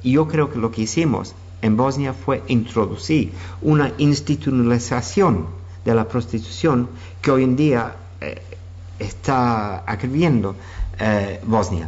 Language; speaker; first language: Spanish; non-native, fluent; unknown